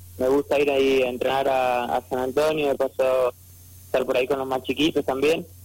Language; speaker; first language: Spanish; native; Spanish